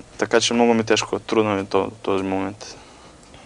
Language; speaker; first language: Bulgarian; non-native, fluent; Croatian